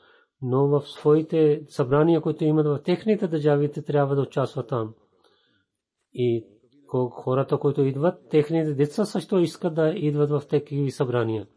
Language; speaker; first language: Bulgarian; non-native, learner; Urdu